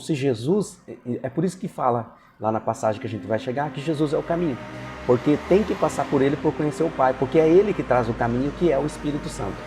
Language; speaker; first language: Portuguese; native; Portuguese